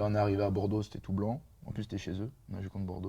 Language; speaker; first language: French; native; French